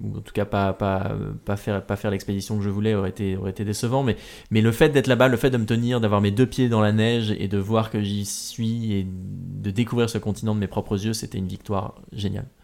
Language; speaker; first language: French; native; French